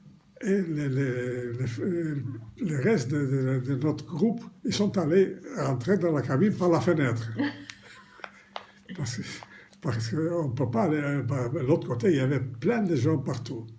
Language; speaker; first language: French; non-native, fluent; Romanian